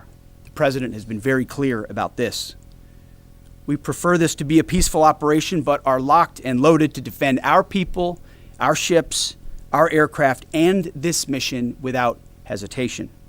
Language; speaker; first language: English; native; English